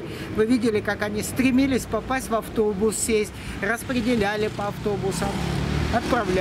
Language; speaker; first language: Russian; native; Russian